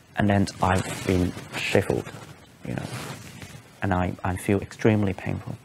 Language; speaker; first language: English; non-native, local second language; Cantonese